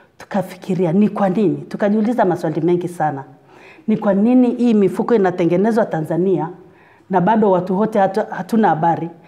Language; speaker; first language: Swahili; native; Swahili